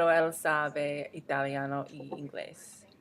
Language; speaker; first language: Spanish; non-native, learner; English